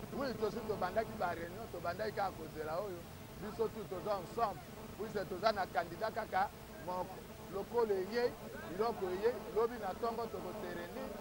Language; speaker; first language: Lingala; native; Lingala